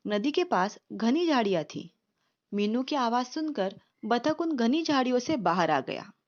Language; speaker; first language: Hindi; non-native, local second language; Marathi